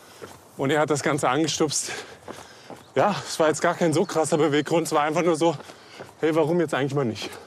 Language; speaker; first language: German; native; German